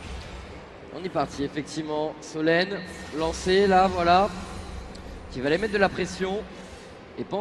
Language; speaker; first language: French; native; French